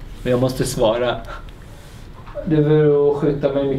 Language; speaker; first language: Swedish; non-native, fluent; Arabic